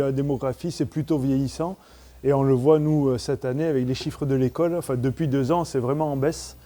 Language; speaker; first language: French; native; French